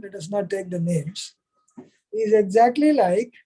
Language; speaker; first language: English; non-native, local second language; Hindi